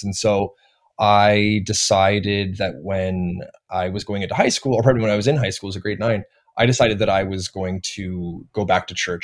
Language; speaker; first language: English; native; English